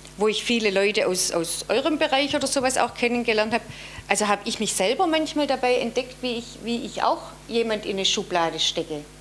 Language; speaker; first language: German; native; German